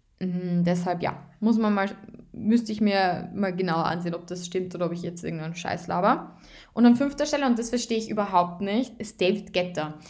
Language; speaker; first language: German; native; German